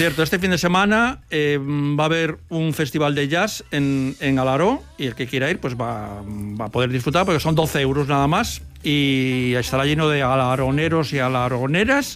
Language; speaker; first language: Spanish; native; Spanish